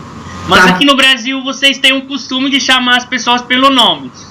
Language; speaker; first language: Portuguese; non-native, fluent; Arabic